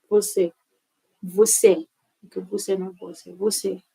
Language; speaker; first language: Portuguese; non-native, learner; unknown